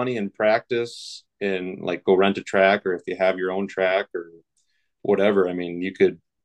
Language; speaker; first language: English; native; English